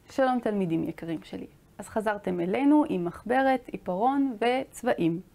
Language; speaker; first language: Hebrew; native; Hebrew